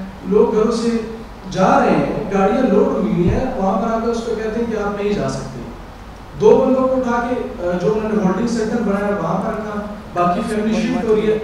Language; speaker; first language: Urdu; non-native, local second language; Pashto